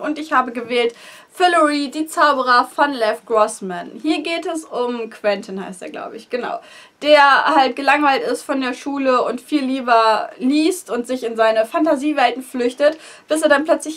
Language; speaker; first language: German; native; German